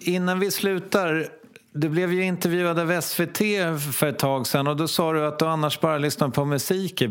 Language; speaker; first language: Swedish; native; Swedish